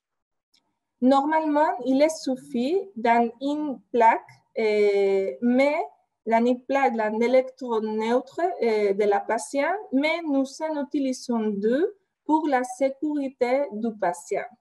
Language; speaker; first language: French; non-native, fluent; Spanish